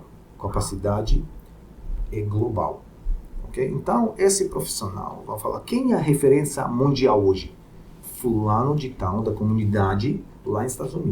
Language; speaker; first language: Portuguese; non-native, fluent; Hebrew